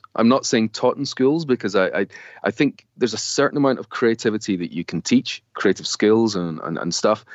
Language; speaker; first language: English; native; English